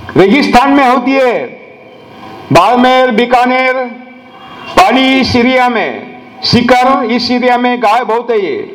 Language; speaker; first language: Hindi; non-native, local second language; Marathi